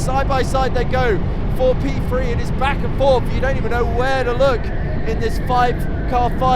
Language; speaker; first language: English; native; English